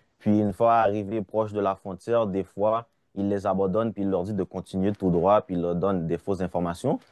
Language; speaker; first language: French; non-native, local second language; Haitian Creole